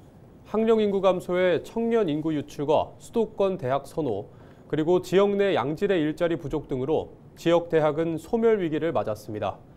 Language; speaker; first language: Korean; native; Korean